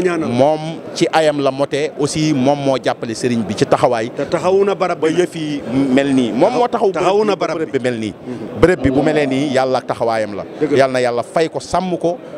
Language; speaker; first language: Wolof; non-native, local second language; Fula